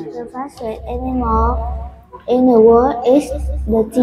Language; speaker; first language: English; non-native, learner; Vietnamese